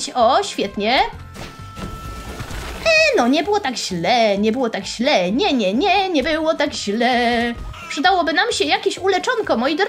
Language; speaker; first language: Polish; native; Polish